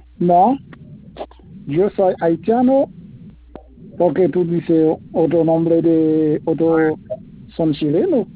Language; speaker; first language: Spanish; non-native, learner; Haitian Creole